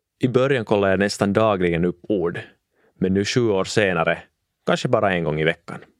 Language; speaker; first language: Swedish; non-native, local second language; Finnish